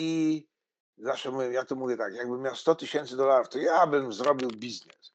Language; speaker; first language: Polish; native; Polish